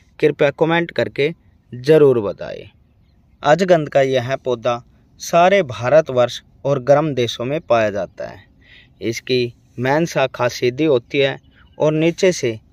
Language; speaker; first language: Hindi; native; Hindi